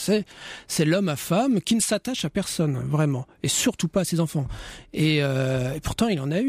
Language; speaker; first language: French; native; French